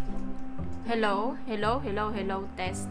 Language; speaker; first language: English; non-native, local second language; Filipino